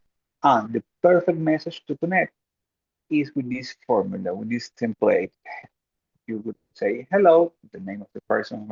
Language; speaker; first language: English; non-native, fluent; Spanish